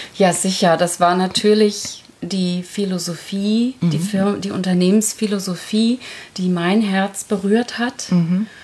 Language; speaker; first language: German; early bilingual, other home language; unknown